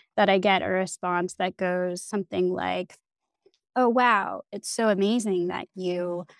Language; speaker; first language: English; native; English